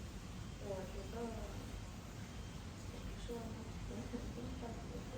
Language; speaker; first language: Chinese; non-native, learner; Vietnamese